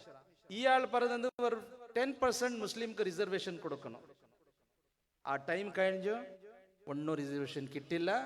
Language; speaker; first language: Malayalam; non-native, learner; Urdu